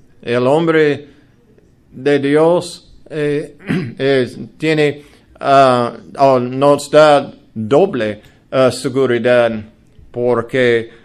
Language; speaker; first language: Spanish; non-native, learner; English